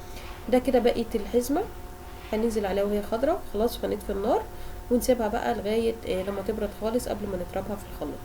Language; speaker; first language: Arabic; native; Arabic